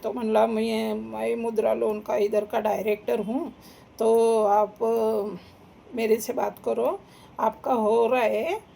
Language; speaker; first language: Hindi; non-native, local second language; Marathi